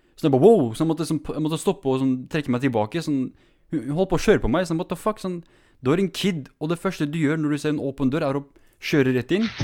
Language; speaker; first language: Norwegian; native; Norwegian